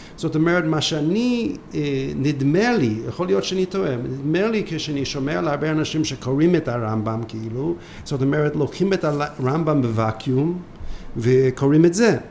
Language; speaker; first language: Hebrew; non-native, fluent; English